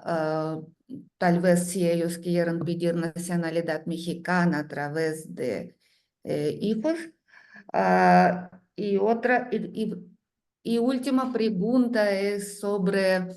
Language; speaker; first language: Spanish; non-native, learner; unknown